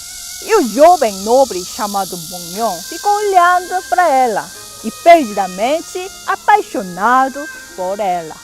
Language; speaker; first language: Portuguese; non-native, fluent; Korean